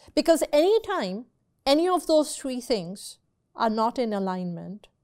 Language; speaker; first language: English; non-native, local second language; Urdu